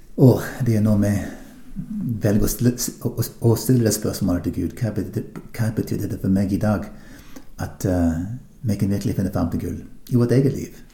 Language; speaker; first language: Norwegian; non-native, fluent; English